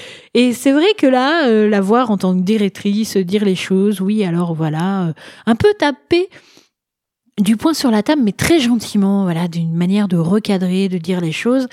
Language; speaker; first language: French; native; French